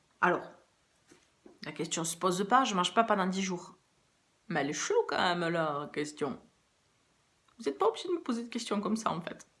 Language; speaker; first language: French; early bilingual, other home language; Portuguese